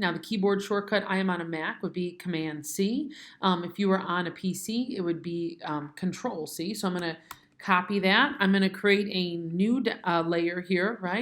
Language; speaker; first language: English; native; English